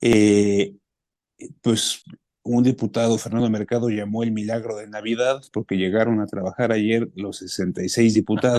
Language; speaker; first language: Spanish; native; Spanish